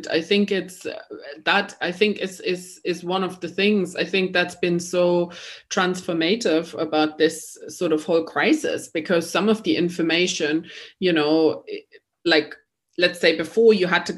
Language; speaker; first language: English; non-native, fluent; German